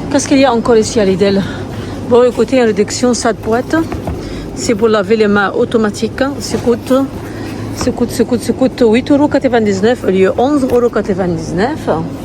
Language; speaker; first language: French; non-native, learner; Arabic